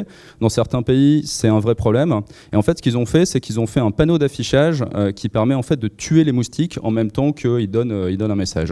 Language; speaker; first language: French; native; French